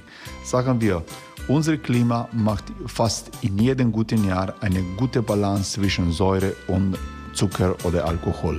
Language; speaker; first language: German; non-native, learner; Croatian